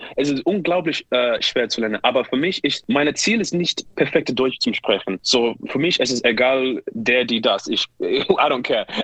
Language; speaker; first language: German; non-native, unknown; English